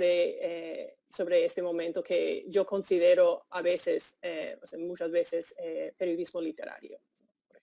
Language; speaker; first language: Spanish; non-native, fluent; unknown